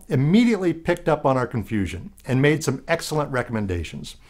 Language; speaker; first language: English; native; English